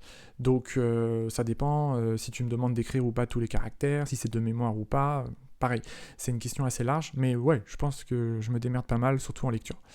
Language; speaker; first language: French; native; French